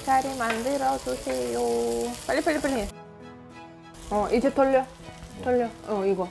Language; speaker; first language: Korean; non-native, fluent; Russian